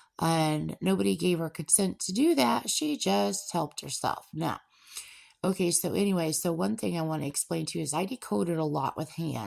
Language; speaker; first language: English; native; English